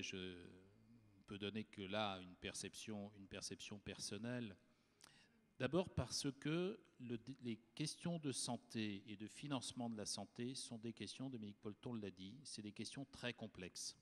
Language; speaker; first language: French; native; French